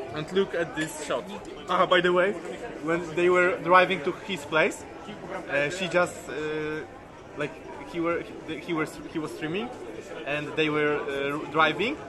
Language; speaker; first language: English; non-native, fluent; Polish